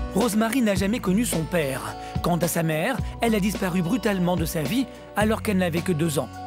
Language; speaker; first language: French; native; French